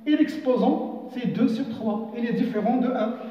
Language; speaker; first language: French; non-native, local second language; Arabic